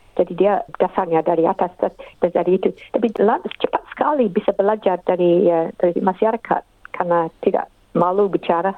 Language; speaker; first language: Indonesian; non-native, fluent; English